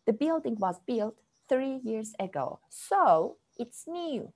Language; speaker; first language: English; non-native, fluent; Turkish